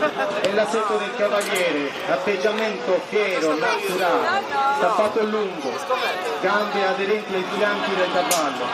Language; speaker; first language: Italian; native; Italian